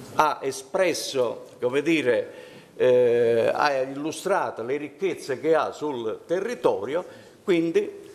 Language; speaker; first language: Italian; native; Italian